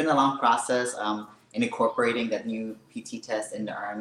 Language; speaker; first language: English; non-native, fluent; German